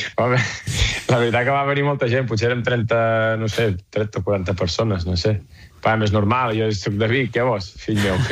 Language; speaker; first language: Catalan; native; Catalan